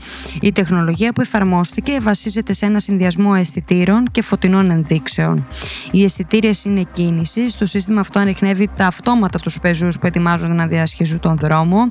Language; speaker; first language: Greek; native; Greek